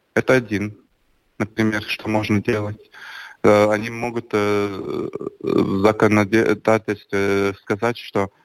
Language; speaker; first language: Russian; non-native, local second language; Latvian